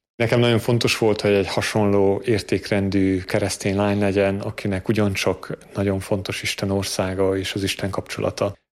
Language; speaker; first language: Hungarian; native; Hungarian